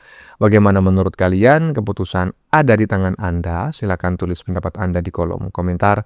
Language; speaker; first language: Indonesian; native; Indonesian